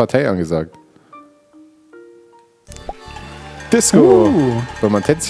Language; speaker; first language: German; native; German